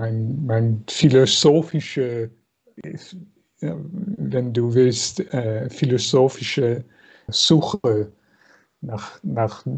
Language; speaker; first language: German; non-native, fluent; Dutch